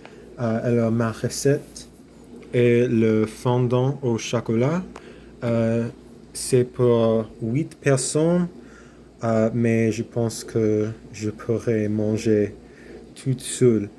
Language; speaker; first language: French; non-native, learner; English